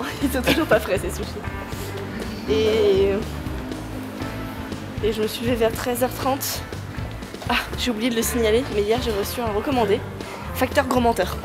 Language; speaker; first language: French; native; French